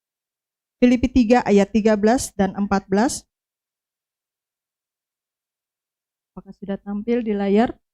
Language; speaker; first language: Indonesian; native; Indonesian